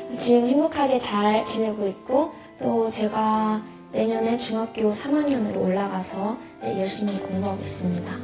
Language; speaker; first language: Korean; early bilingual, other home language; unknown